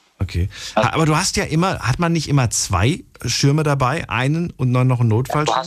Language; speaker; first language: German; native; German